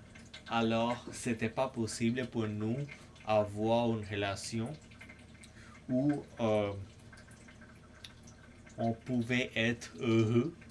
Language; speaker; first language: French; non-native, fluent; English